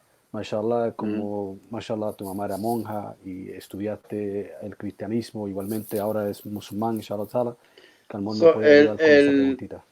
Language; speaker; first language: Spanish; early bilingual, heritage; Spanish